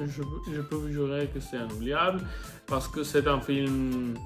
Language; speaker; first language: French; non-native, learner; Spanish